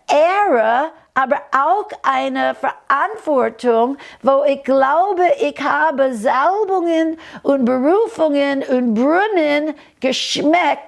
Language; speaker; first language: German; non-native, fluent; English